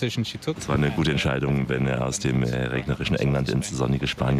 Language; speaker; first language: German; native; German